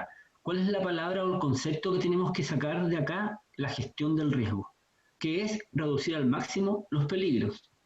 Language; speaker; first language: Spanish; native; Spanish